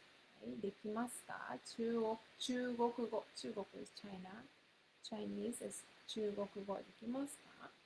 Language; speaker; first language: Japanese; non-native, fluent; English